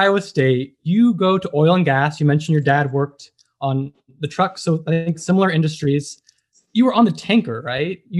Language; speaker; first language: English; native; English